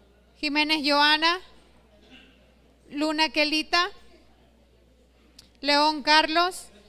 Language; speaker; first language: Spanish; native; Spanish